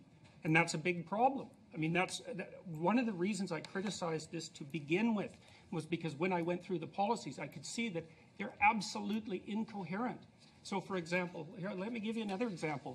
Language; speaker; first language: English; native; English